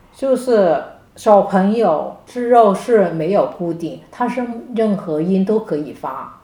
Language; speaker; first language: Chinese; non-native, local second language; Cantonese